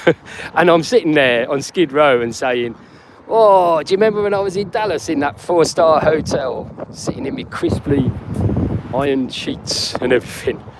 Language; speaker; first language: English; native; English